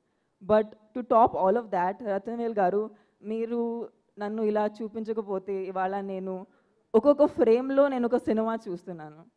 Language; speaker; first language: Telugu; non-native, fluent; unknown